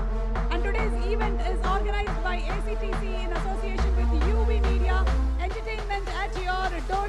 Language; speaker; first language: Telugu; native; Telugu